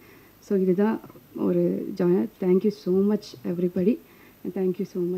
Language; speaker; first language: Tamil; non-native, fluent; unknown